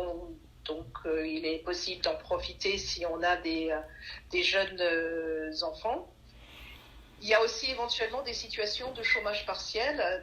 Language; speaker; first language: French; native; French